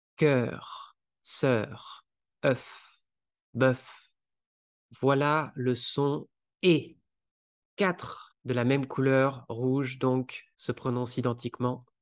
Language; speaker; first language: French; native; French